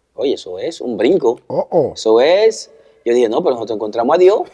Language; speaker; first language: Spanish; native; Spanish